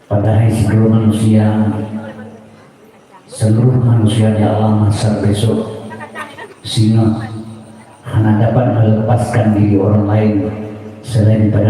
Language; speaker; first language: Indonesian; non-native, local second language; Achinese